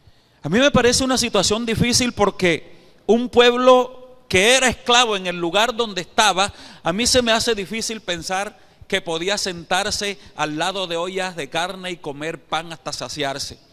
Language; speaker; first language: Spanish; native; Spanish